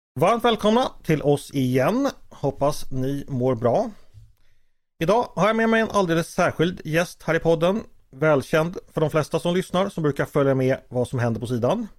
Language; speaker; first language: Swedish; native; Swedish